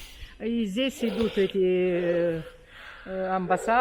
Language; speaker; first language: Russian; non-native, local second language; Romanian